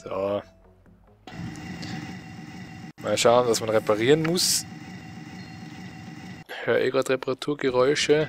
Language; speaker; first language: German; native; German